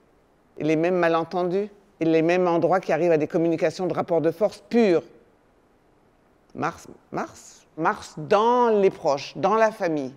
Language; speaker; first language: French; native; French